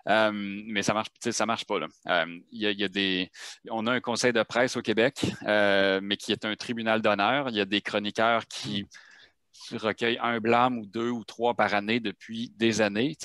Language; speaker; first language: French; native; French